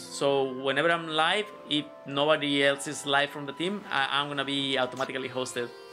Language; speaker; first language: English; non-native, fluent; Spanish